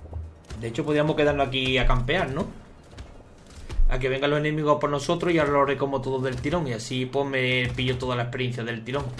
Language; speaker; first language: Spanish; native; Spanish